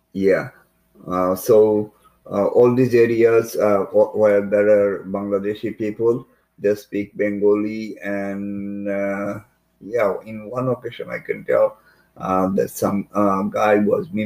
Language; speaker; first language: English; non-native, local second language; Bangla